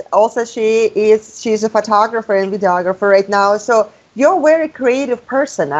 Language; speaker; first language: English; non-native, fluent; Russian